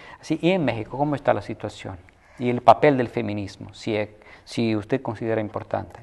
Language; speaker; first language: Spanish; non-native, fluent; Portuguese